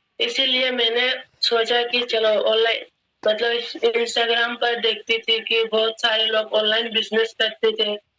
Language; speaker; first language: Hindi; non-native, local second language; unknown